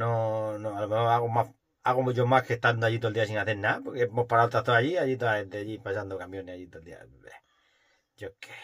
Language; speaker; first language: Spanish; native; Spanish